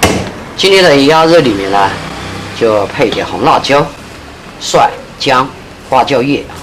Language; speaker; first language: Chinese; native; Chinese